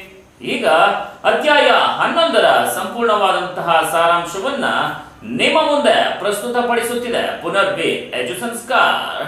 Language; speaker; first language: Kannada; native; Kannada